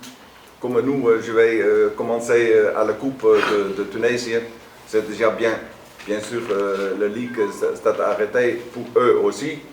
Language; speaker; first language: French; non-native, learner; Dutch